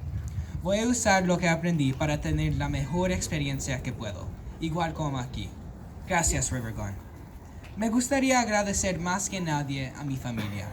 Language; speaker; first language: Spanish; non-native, local second language; English